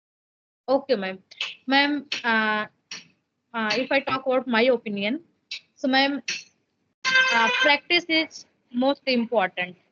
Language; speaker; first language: English; non-native, local second language; Hindi